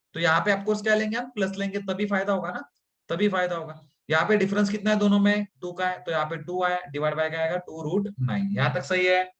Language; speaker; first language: Hindi; non-native, local second language; Marathi